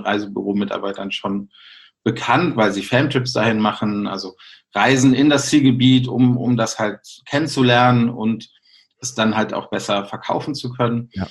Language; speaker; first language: German; native; German